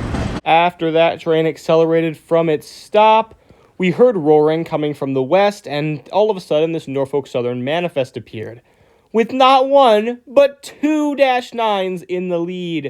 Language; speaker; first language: English; native; English